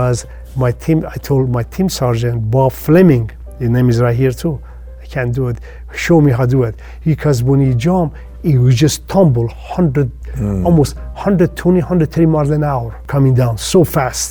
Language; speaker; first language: English; non-native, fluent; Persian